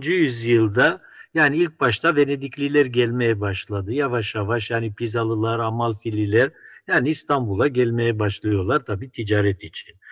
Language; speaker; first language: Turkish; non-native, local second language; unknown